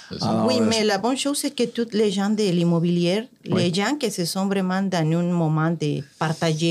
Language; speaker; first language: French; non-native, fluent; Spanish